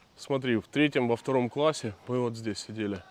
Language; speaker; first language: Russian; native; Russian